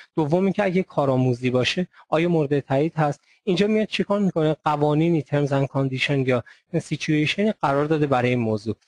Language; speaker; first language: Persian; native; Persian